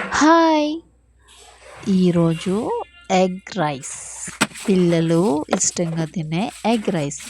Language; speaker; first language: Telugu; native; Telugu